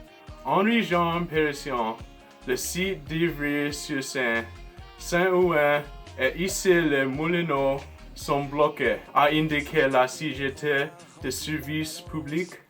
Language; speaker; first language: French; non-native, learner; English